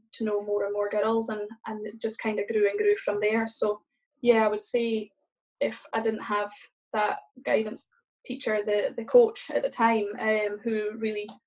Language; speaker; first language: English; native; English